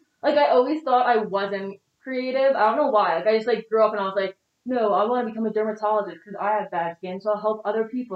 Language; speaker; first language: English; native; English